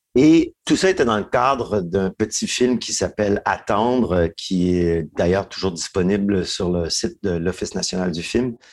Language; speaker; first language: French; native; French